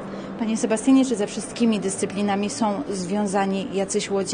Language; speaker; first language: Polish; native; Polish